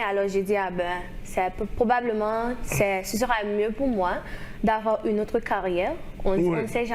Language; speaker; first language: French; non-native, local second language; Haitian Creole